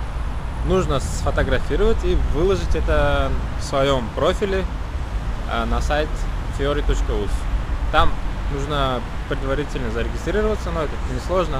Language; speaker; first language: Russian; non-native, local second language; Uzbek